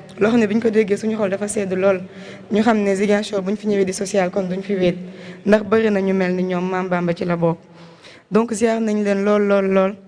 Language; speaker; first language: Wolof; non-native, local second language; Jola-Fonyi